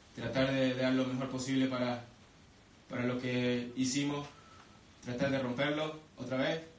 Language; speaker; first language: Spanish; native; Spanish